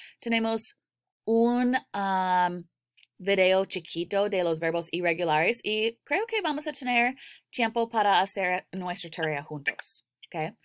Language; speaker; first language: Spanish; non-native, learner; English